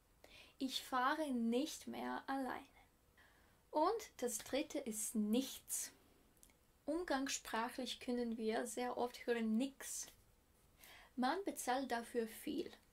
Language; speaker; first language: German; non-native, fluent; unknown